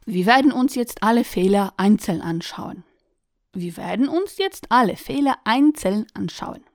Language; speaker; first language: German; non-native, fluent; Polish